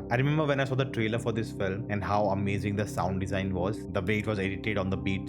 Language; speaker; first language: English; non-native, local second language; Hindi